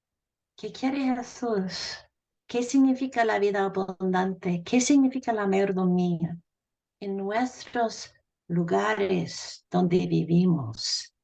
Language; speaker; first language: Spanish; non-native, fluent; English